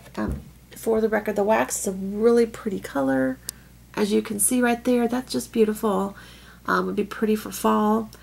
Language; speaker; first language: English; native; English